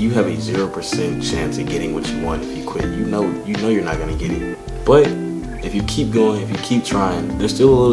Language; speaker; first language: English; native; English